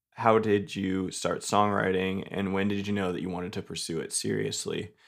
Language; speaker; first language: English; native; English